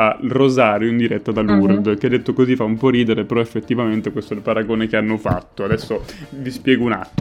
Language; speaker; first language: Italian; native; Italian